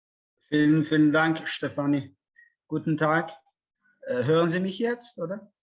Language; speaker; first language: German; non-native, fluent; Persian